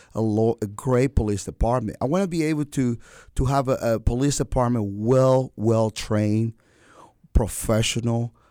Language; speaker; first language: English; non-native, fluent; Spanish